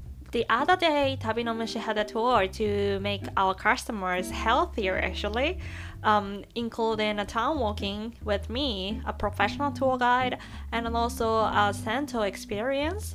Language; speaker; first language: English; non-native, fluent; Japanese